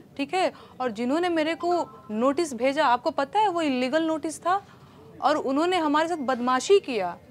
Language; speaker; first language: Hindi; non-native, local second language; Bhojpuri